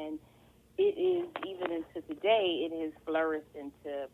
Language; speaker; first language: English; native; English